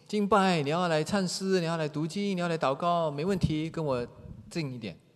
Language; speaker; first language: Chinese; native; Chinese